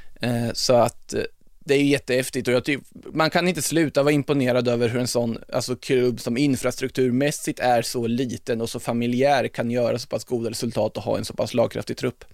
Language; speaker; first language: Swedish; native; Swedish